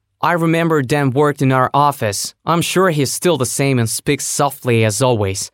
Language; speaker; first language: English; non-native, fluent; Russian